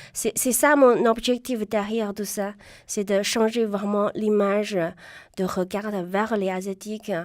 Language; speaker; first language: French; non-native, fluent; Chinese